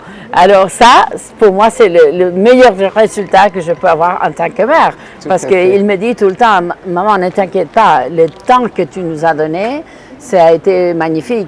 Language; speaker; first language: French; non-native, fluent; Spanish